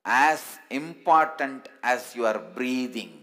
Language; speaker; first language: English; non-native, local second language; Tamil